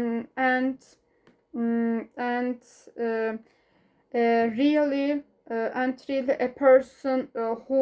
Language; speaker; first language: English; non-native, learner; Turkish